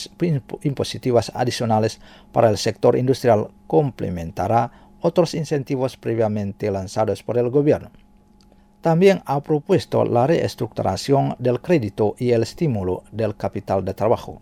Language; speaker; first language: Spanish; non-native, fluent; Indonesian